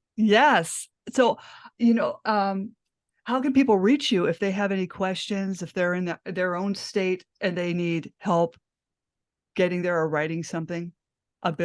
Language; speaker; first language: English; native; English